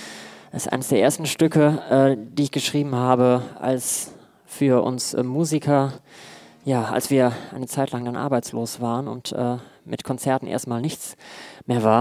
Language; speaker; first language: German; native; German